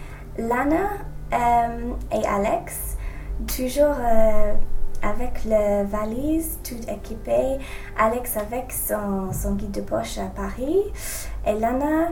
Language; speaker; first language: French; non-native, learner; English